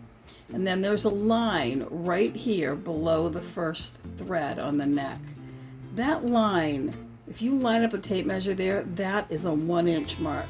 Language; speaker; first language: English; native; English